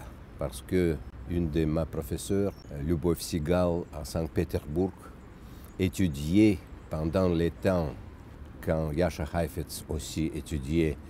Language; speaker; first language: French; non-native, learner; Russian